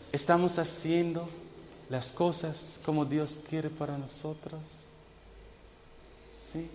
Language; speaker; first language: Spanish; non-native, fluent; English